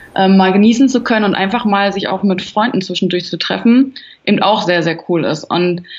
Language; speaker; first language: German; native; German